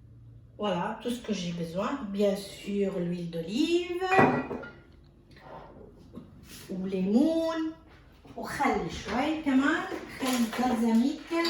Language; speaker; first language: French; non-native, fluent; Arabic